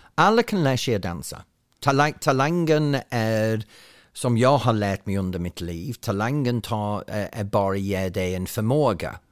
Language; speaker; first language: Swedish; non-native, fluent; English